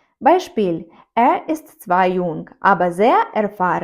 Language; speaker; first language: German; non-native, fluent; Ukrainian